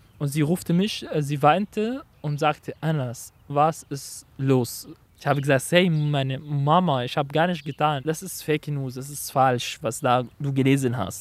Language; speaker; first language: German; non-native, learner; Arabic